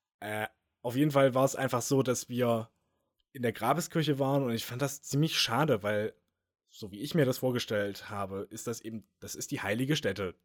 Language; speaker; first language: German; native; German